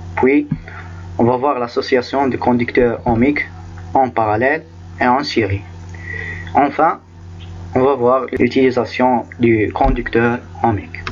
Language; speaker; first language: French; non-native, local second language; Arabic